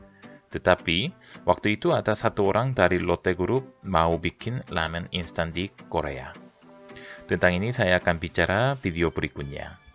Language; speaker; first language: Indonesian; non-native, fluent; Korean